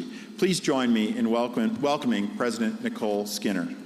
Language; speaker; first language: English; native; English